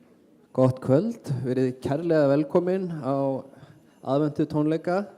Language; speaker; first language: Icelandic; native; Icelandic